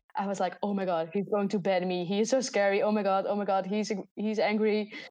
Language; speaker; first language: English; non-native, fluent; Dutch